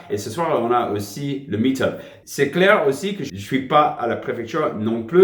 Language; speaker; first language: French; non-native, fluent; English